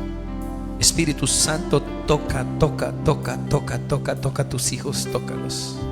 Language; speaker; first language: Spanish; native; Spanish